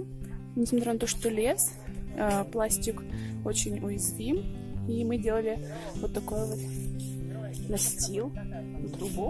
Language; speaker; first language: Russian; native; Russian